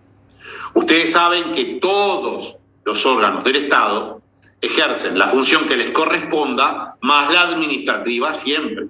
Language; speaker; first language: Spanish; native; Spanish